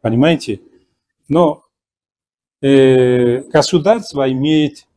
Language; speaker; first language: Russian; non-native, fluent; Spanish